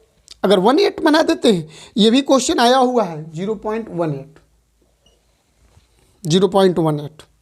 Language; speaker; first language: Hindi; native; Hindi